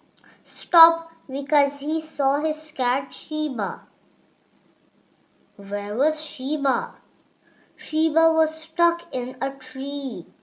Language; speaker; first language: English; non-native, local second language; Urdu